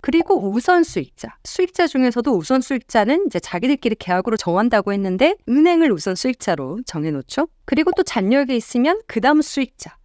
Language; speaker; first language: Korean; native; Korean